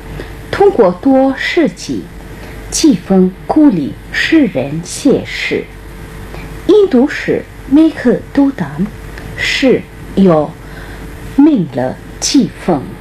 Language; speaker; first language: Chinese; non-native, fluent; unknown